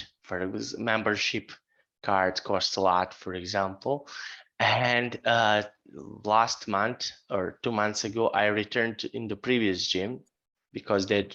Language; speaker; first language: English; non-native, fluent; Serbian